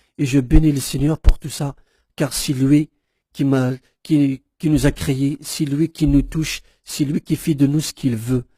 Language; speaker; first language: French; non-native, local second language; Kabyle